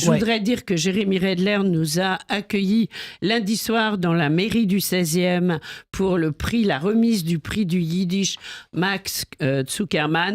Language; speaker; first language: French; native; French